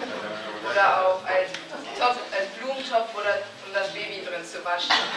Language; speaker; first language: German; native; German